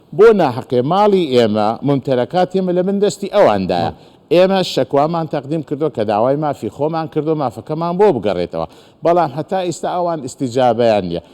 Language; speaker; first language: Central Kurdish; non-native, local second language; Azerbaijani